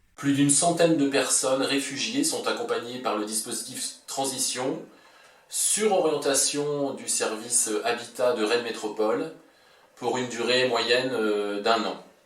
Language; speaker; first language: French; native; French